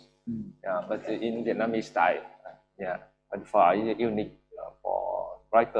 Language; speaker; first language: English; non-native, learner; Vietnamese